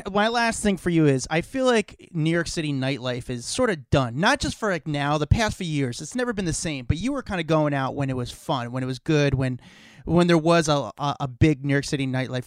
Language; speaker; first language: English; native; English